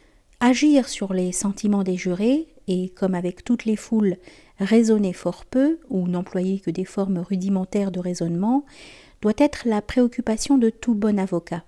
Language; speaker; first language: French; native; French